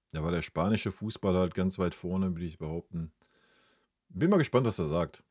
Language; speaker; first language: German; native; German